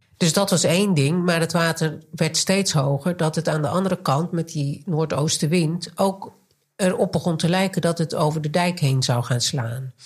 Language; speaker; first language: Dutch; native; Dutch